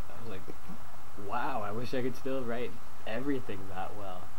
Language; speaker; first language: English; native; English